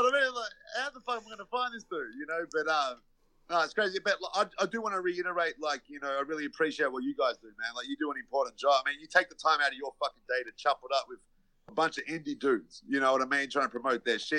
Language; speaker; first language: English; native; English